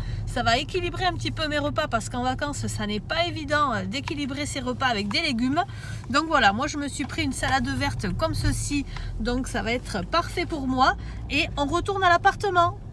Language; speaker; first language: French; native; French